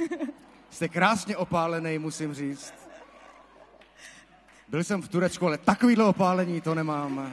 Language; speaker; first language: Czech; native; Czech